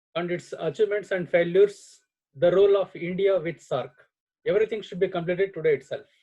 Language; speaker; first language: English; non-native, local second language; Kannada